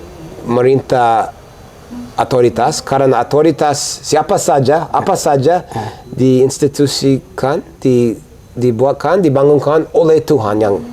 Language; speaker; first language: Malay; non-native, fluent; English